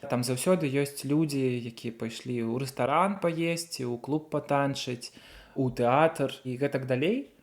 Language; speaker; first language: Belarusian; native; Belarusian